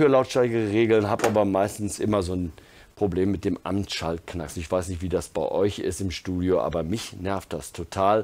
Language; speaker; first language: German; native; German